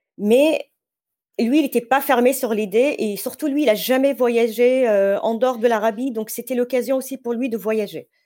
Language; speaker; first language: French; non-native, fluent; Arabic